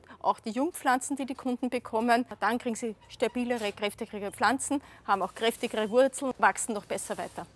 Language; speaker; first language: German; native; German